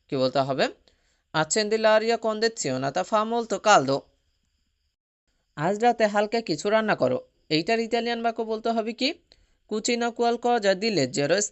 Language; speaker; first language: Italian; non-native, fluent; Bangla